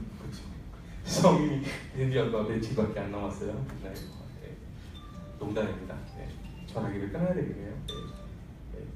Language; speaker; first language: Korean; non-native, fluent; Bangla